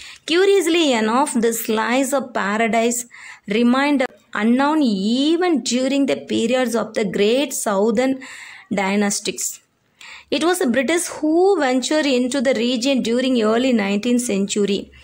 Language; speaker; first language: English; non-native, local second language; Tamil